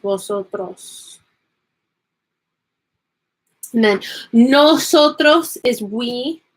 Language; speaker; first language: Spanish; non-native, fluent; English